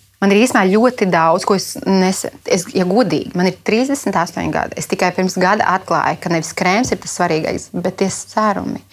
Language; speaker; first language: Latvian; native; Latvian